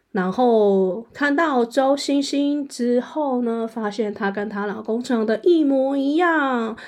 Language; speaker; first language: Chinese; non-native, local second language; Cantonese